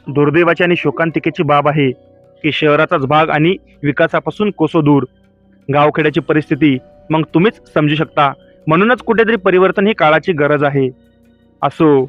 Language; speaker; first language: Marathi; native; Marathi